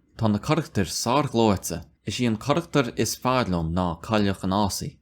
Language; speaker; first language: Irish; non-native, local second language; English